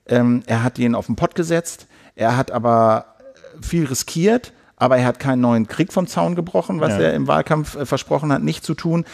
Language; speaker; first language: German; native; German